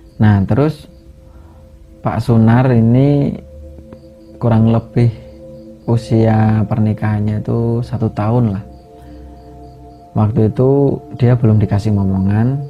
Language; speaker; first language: Indonesian; native; Indonesian